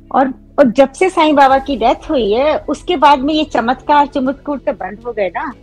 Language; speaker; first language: Hindi; native; Hindi